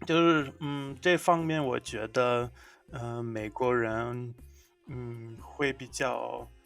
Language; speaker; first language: Chinese; non-native, fluent; English